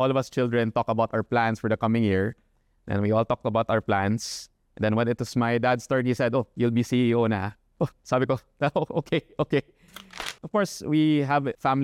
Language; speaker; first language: English; non-native, local second language; Cebuano